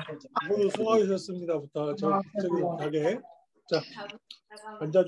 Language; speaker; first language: Korean; native; Korean